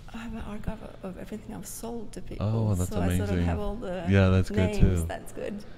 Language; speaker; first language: English; non-native, fluent; Norwegian